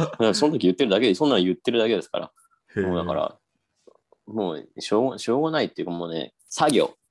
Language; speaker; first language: Japanese; native; Japanese